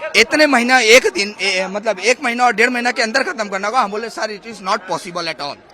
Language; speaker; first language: Hindi; non-native, local second language; Bangla